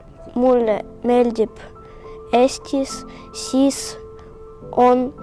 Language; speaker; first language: Estonian; non-native, local second language; Russian